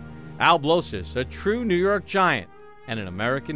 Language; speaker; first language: English; native; English